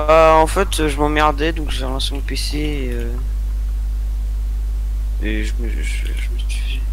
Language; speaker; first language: French; native; French